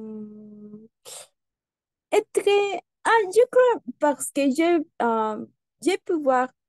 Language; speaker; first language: French; non-native, learner; Spanish